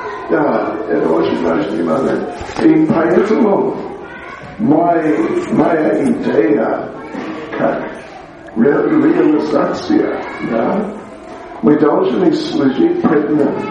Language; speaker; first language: Russian; non-native, learner; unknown